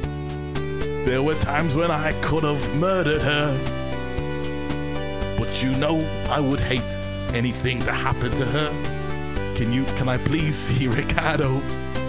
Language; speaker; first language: English; native; English